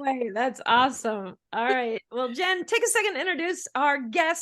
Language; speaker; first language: English; native; English